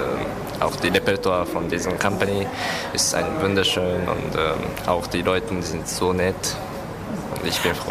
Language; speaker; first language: German; non-native, learner; Japanese